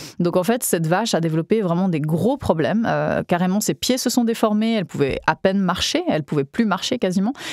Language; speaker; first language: French; native; French